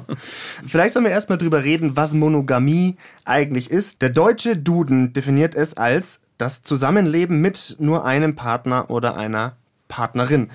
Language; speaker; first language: German; native; German